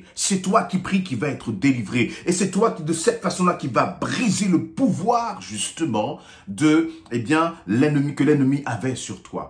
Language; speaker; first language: French; native; French